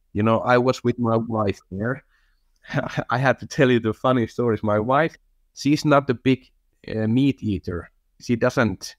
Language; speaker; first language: English; non-native, fluent; Finnish